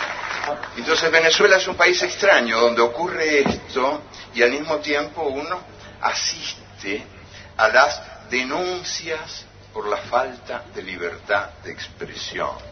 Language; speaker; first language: Spanish; native; Spanish